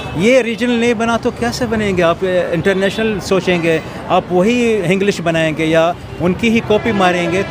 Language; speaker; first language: Hindi; non-native, fluent; Arabic